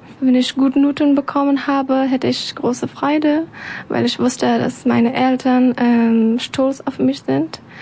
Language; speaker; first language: German; non-native, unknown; Persian